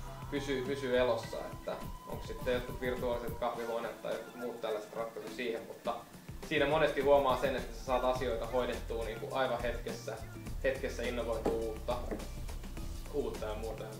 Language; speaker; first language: Finnish; native; Finnish